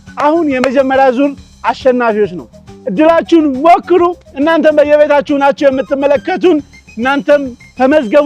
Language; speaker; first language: Amharic; non-native, local second language; Oromo